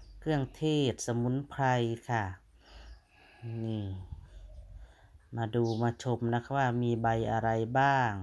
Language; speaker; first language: Thai; non-native, local second language; Lao